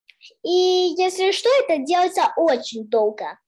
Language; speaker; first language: Russian; early bilingual, heritage; Russian